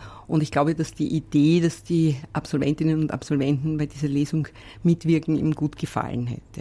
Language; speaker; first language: German; native; German